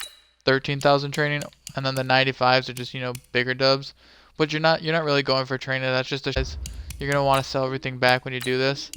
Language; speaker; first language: English; native; English